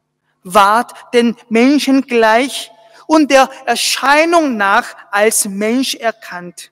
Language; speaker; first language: German; non-native, fluent; Korean